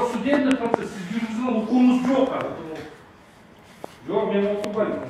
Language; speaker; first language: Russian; non-native, local second language; Kyrgyz